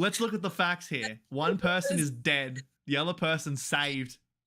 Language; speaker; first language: English; native; English